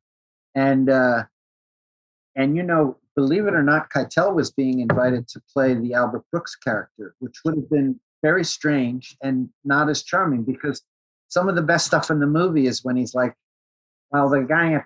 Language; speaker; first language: English; native; English